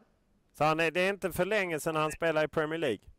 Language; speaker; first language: Swedish; native; Swedish